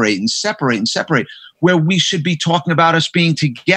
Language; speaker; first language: English; native; English